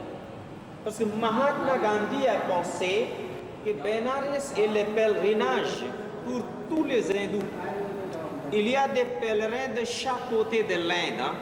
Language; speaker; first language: French; non-native, local second language; Hindi